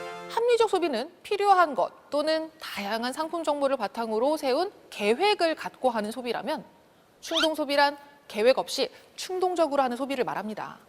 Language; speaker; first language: Korean; native; Korean